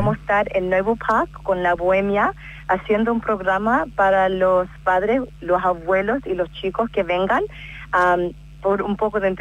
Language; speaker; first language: Spanish; non-native, fluent; English